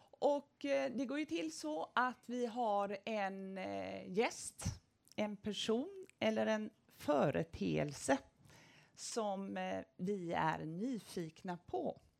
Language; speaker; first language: Swedish; native; Swedish